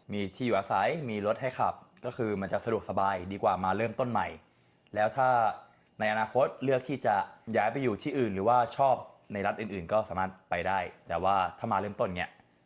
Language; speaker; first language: Thai; native; Thai